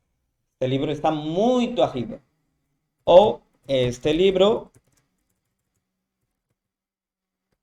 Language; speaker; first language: Portuguese; non-native, fluent; Spanish